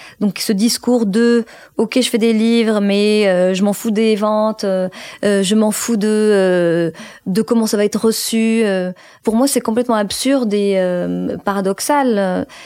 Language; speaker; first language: French; non-native, local second language; Arabic